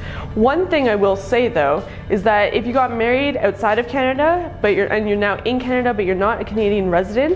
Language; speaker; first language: English; native; English